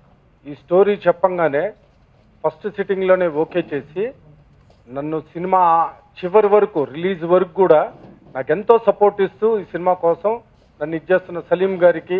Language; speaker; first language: Telugu; native; Telugu